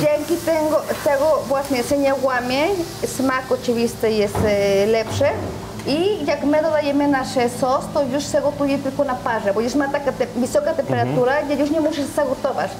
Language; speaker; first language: Polish; non-native, learner; Spanish